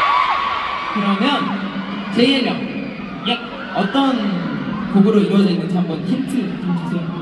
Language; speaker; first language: Korean; native; Korean